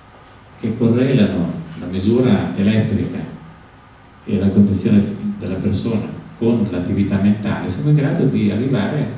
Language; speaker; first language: Italian; native; Italian